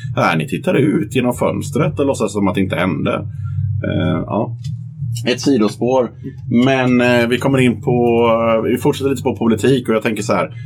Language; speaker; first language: Swedish; native; Swedish